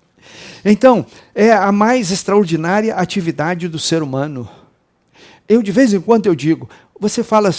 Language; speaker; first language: Portuguese; native; Portuguese